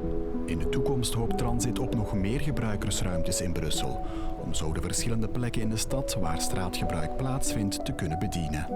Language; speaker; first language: Dutch; native; Dutch